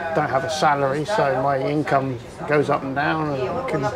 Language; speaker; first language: English; native; English